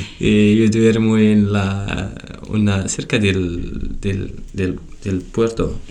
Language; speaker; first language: Spanish; non-native, learner; Tachelhit